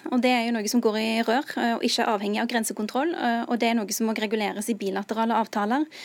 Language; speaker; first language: Norwegian; early bilingual, other home language; Urdu